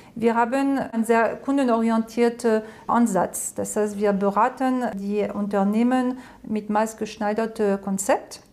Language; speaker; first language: German; non-native, fluent; French